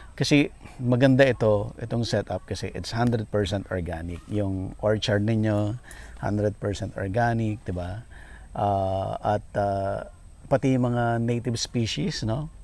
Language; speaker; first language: Filipino; native; Filipino